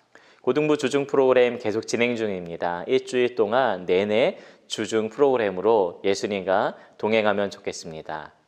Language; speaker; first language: Korean; native; Korean